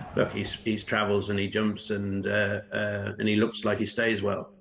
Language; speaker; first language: English; native; English